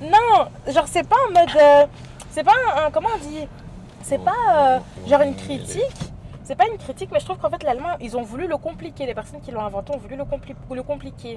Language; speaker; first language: French; native; French